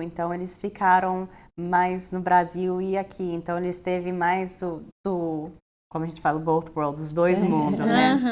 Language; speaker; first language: Portuguese; early bilingual, heritage; Portuguese